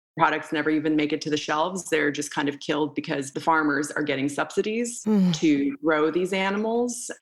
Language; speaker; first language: English; early bilingual, other home language; Romanian